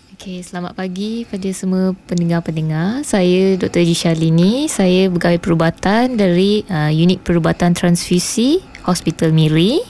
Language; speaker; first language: Malay; non-native, local second language; Tamil